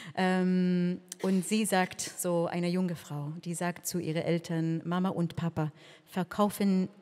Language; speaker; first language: German; non-native, learner; Hebrew